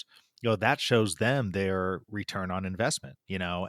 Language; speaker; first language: English; native; English